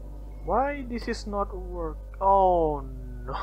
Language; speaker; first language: English; non-native, learner; Indonesian